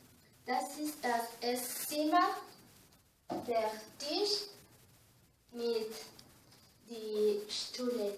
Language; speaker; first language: German; non-native, learner; Spanish